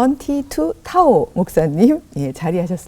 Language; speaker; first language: Korean; native; Korean